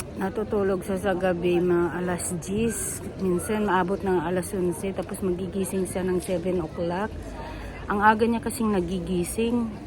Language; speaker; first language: Filipino; non-native, local second language; Hiligaynon